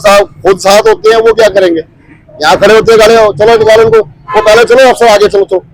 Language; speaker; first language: Urdu; non-native, local second language; Punjabi